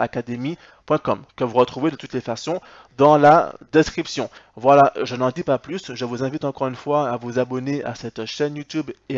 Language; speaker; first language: French; native; French